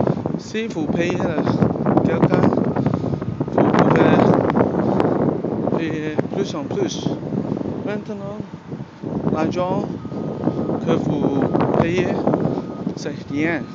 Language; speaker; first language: French; non-native, learner; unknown